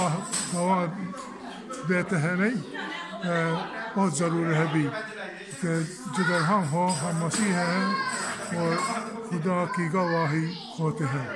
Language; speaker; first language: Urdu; non-native, learner; Maltese